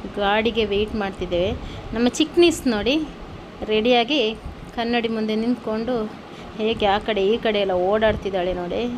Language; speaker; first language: Kannada; non-native, local second language; Tulu